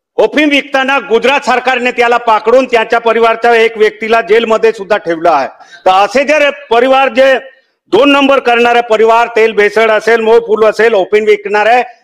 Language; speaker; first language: Marathi; non-native, local second language; Bhili